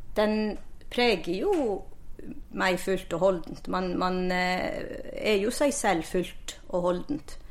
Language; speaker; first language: Norwegian; non-native, local second language; Northern Sami